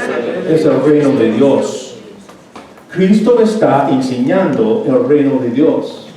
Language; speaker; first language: Spanish; non-native, fluent; English